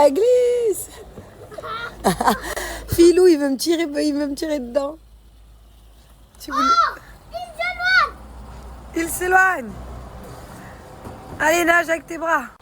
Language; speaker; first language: French; native; French